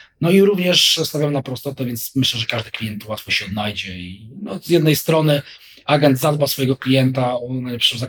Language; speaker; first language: Polish; native; Polish